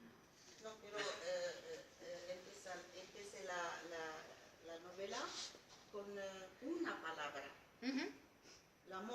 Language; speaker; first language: Spanish; non-native, learner; Arabic